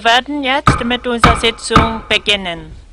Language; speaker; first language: German; non-native, fluent; Korean